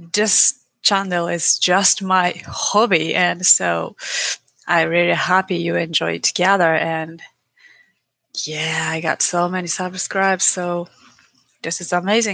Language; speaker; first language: English; non-native, learner; Japanese